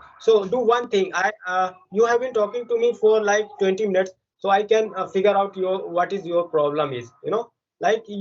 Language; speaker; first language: English; non-native, local second language; Hindi